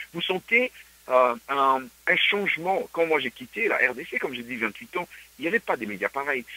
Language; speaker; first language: French; non-native, local second language; Luba-Lulua